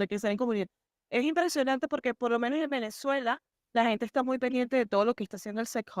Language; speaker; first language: Spanish; native; Spanish